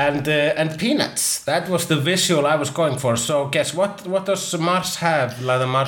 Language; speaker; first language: English; non-native, fluent; Icelandic